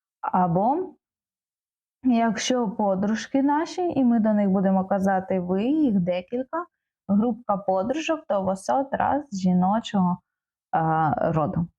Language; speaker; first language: Ukrainian; native; Ukrainian